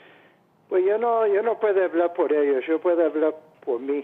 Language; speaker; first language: Spanish; non-native, fluent; English